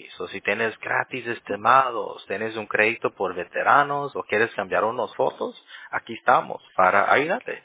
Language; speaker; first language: Spanish; early bilingual, heritage; Spanish